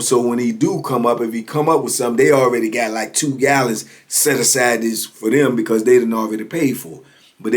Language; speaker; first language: English; native; English